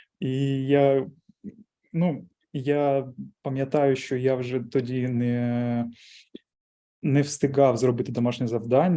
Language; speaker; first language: Ukrainian; non-native, local second language; Russian